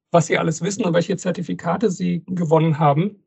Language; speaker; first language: German; native; German